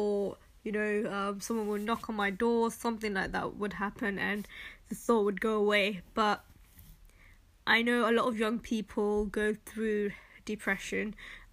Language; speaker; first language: English; native; English